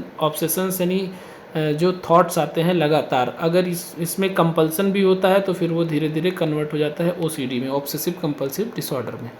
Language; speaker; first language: Hindi; native; Hindi